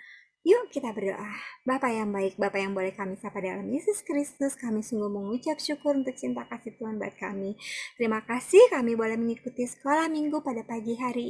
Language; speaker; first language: Indonesian; native; Indonesian